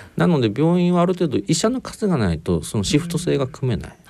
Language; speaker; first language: Japanese; native; Japanese